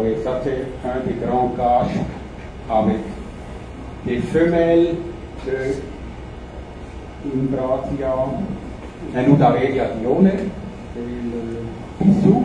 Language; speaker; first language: French; non-native, fluent; German